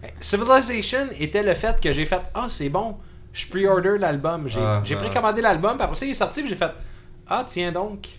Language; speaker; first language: French; native; French